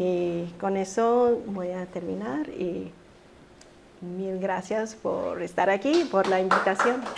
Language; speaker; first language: Spanish; early bilingual, heritage; Spanish